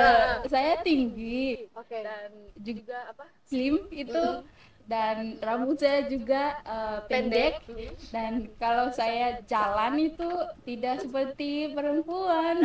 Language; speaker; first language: Indonesian; non-native, learner; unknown